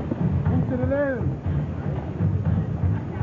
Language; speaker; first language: German; non-native, learner; Spanish